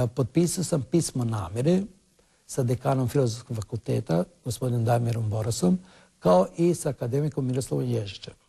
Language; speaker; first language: Croatian; non-native, local second language; Romany